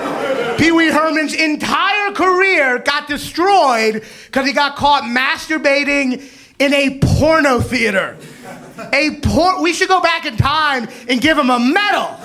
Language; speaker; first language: English; native; English